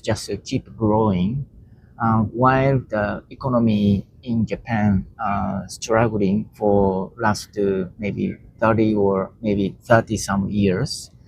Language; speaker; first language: English; non-native, learner; Japanese